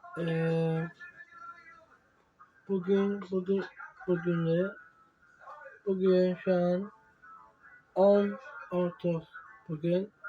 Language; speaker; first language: Turkish; non-native, learner; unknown